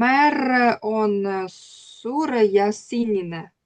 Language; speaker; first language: Estonian; non-native, learner; Russian